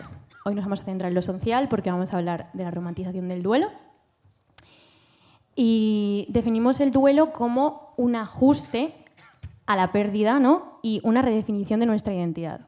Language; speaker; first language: Spanish; native; Spanish